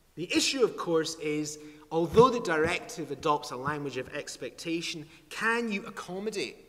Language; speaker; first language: English; native; English